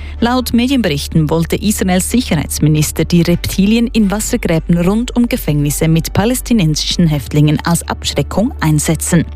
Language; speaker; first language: German; native; German